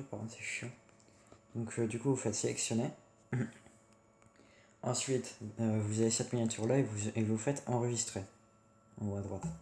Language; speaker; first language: French; native; French